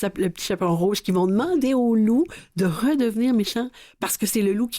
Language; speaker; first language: French; native; French